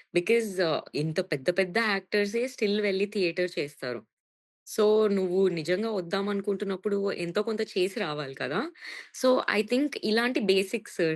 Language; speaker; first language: Telugu; native; Telugu